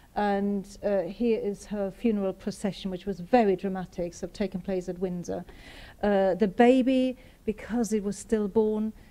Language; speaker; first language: English; non-native, fluent; German